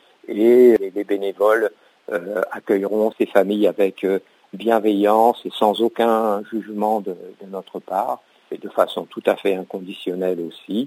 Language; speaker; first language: French; native; French